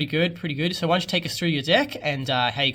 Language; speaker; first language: English; native; English